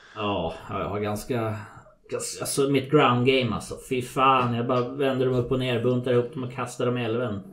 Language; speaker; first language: Swedish; native; Swedish